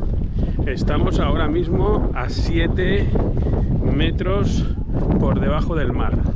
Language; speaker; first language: Spanish; native; Spanish